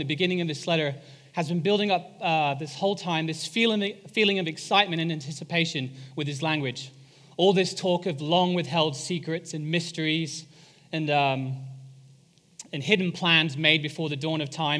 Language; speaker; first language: English; native; English